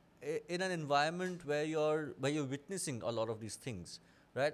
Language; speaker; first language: English; non-native, local second language; Bangla